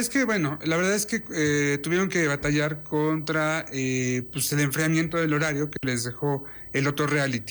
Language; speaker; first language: Spanish; native; Spanish